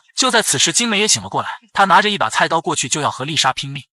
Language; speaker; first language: Chinese; native; Chinese